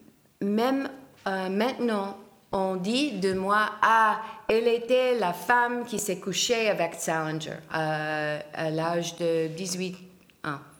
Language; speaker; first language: French; non-native, learner; English